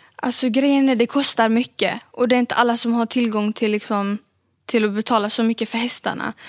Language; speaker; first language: Swedish; early bilingual, other home language; Arabic